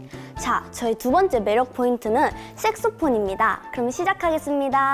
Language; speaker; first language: Korean; native; Korean